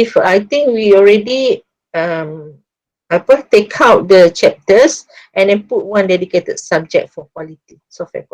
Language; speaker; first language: English; non-native, local second language; Malay